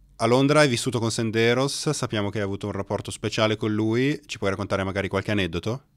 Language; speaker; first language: Italian; native; Italian